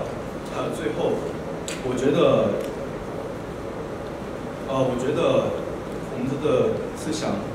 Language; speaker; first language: Chinese; non-native, fluent; Korean